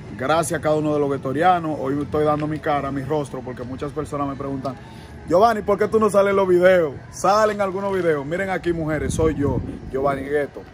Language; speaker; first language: Spanish; native; Spanish